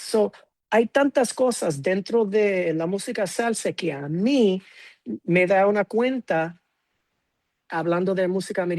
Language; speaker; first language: Spanish; non-native, fluent; English